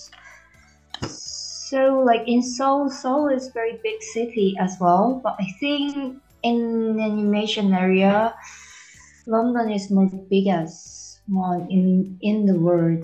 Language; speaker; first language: English; non-native, learner; Korean